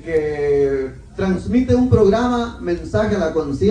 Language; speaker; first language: Spanish; native; Spanish